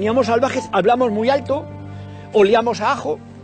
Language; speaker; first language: Spanish; native; Spanish